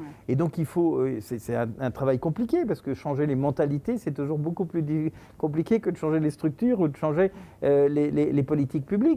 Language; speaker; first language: French; native; French